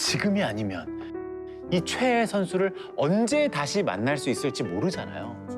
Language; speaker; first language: Korean; native; Korean